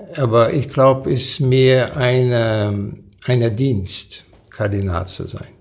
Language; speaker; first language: German; early bilingual, other home language; Portuguese